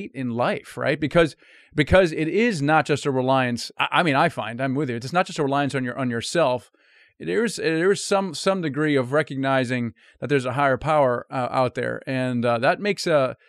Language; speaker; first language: English; non-native, fluent; German